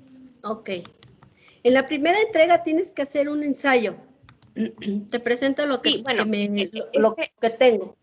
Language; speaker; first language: Spanish; native; Spanish